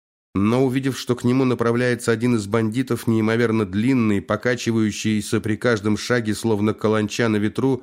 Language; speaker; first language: Russian; native; Russian